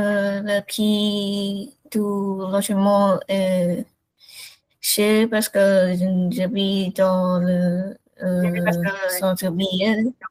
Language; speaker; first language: French; non-native, learner; Vietnamese